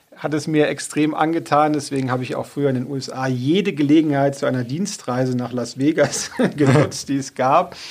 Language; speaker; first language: German; native; German